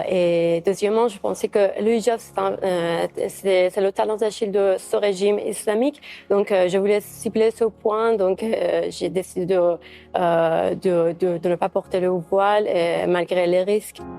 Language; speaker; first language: French; non-native, fluent; Persian